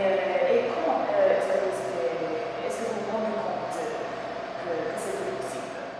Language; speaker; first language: French; non-native, learner; English